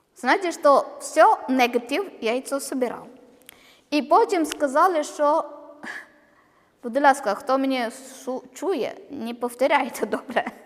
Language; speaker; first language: Ukrainian; non-native, learner; Malayalam